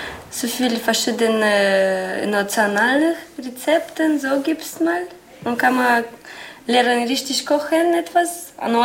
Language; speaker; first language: German; non-native, learner; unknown